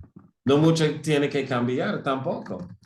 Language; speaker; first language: Spanish; non-native, fluent; English